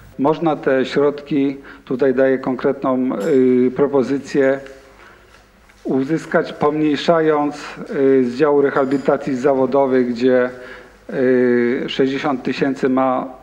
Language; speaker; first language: Polish; native; Polish